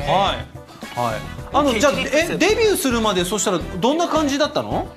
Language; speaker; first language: Japanese; native; Japanese